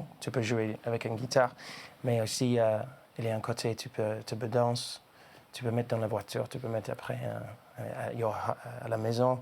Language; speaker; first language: French; non-native, learner; English